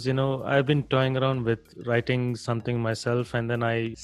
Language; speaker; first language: English; non-native, local second language; Hindi